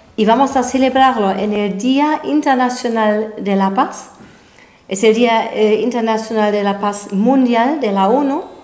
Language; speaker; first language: Spanish; non-native, fluent; German